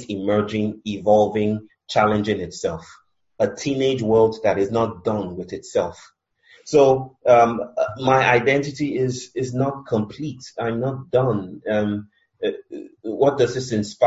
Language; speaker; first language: English; non-native, local second language; Yoruba